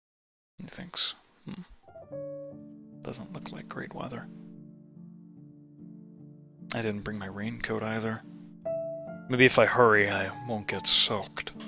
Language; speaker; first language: English; native; English